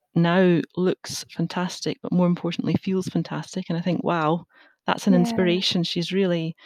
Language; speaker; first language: English; native; English